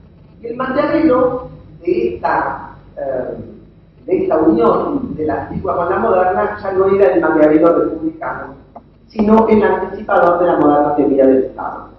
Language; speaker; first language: Spanish; native; Spanish